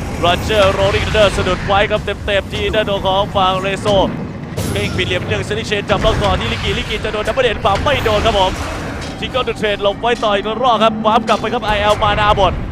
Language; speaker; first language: Thai; native; Thai